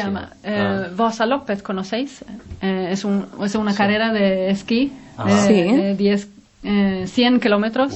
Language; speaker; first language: Spanish; non-native, fluent; Swedish